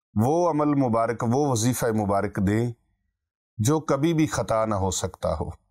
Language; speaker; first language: Urdu; non-native, local second language; Punjabi